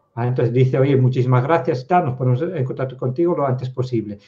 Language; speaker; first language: Spanish; non-native, fluent; Dutch